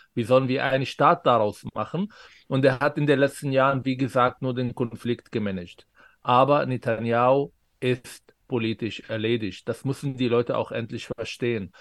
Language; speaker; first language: German; non-native, fluent; Arabic